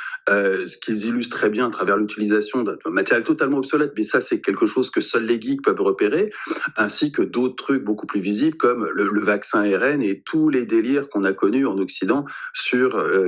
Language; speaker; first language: French; native; French